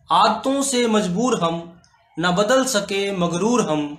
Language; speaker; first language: Hindi; native; Hindi